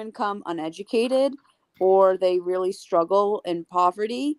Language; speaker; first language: English; native; English